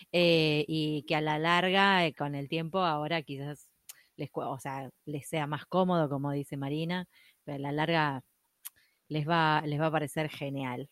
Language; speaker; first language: Spanish; native; Spanish